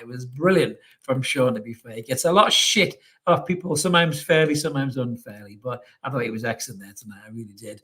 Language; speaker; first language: English; native; English